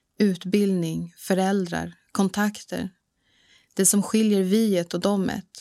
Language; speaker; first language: Swedish; early bilingual, other home language; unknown